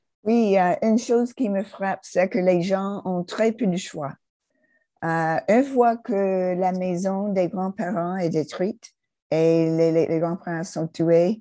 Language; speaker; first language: French; non-native, fluent; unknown